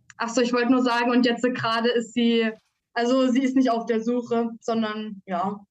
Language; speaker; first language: German; native; German